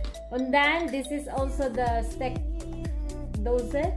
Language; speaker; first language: English; non-native, local second language; Filipino